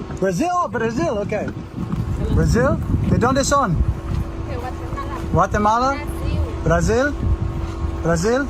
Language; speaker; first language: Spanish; non-native, learner; English